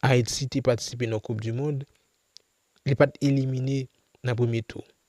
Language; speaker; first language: French; non-native, local second language; Haitian Creole